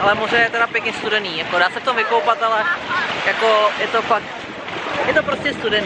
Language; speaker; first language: Czech; native; Czech